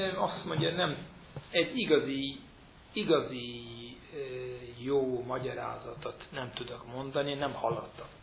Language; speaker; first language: Hungarian; early bilingual, heritage; Hungarian